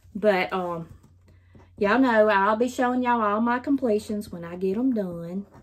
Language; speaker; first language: English; native; English